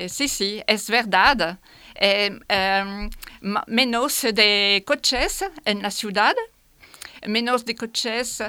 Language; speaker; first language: Spanish; non-native, fluent; French